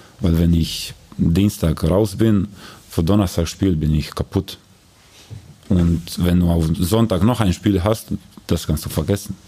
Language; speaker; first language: German; non-native, learner; Croatian